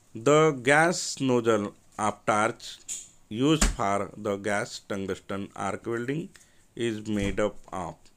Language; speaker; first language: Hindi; non-native, local second language; Marathi